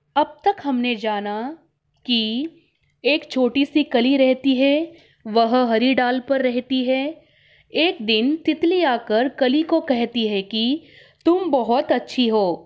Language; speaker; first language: Hindi; non-native, local second language; Kannada